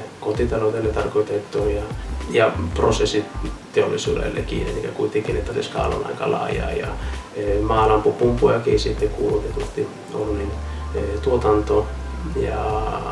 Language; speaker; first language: Finnish; non-native, fluent; Italian